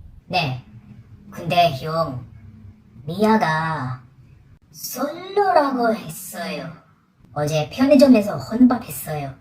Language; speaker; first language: Korean; non-native, fluent; Filipino